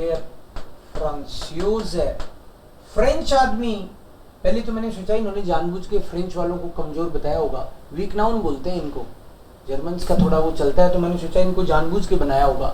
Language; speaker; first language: Hindi; native; Hindi